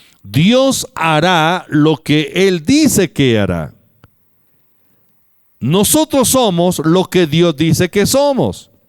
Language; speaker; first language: Spanish; native; Spanish